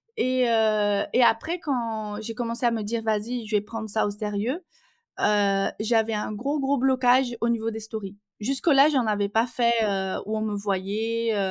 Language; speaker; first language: French; non-native, fluent; Portuguese